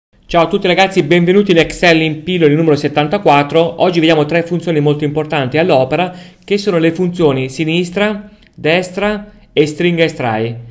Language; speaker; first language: Italian; native; Italian